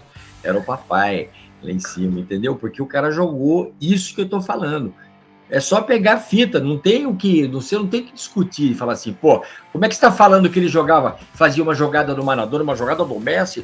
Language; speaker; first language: Portuguese; native; Portuguese